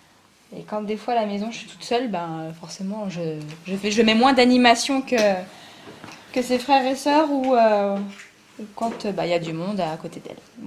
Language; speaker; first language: French; native; French